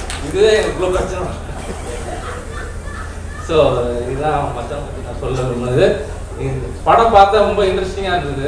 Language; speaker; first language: Tamil; native; Tamil